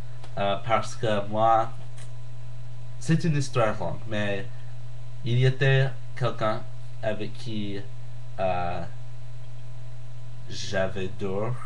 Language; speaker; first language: French; non-native, learner; English